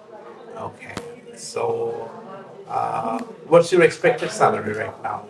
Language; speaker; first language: English; non-native, fluent; Bangla